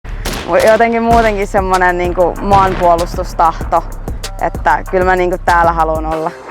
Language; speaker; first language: Finnish; native; Finnish